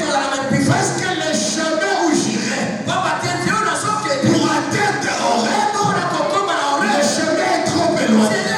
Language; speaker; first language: French; non-native, local second language; Lingala